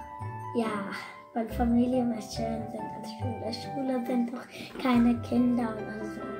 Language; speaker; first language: German; early bilingual, other home language; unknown